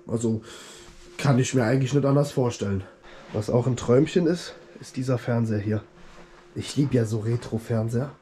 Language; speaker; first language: German; native; German